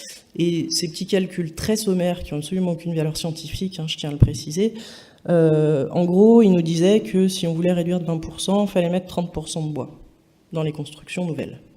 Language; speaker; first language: French; native; French